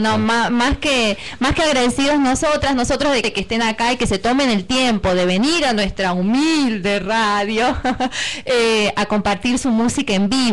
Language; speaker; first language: Spanish; native; Spanish